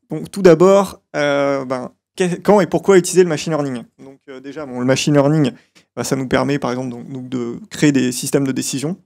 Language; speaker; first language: French; native; French